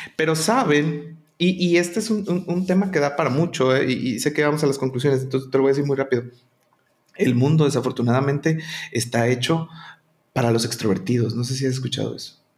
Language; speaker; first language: Spanish; native; Spanish